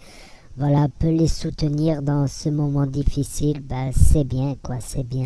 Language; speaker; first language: French; native; French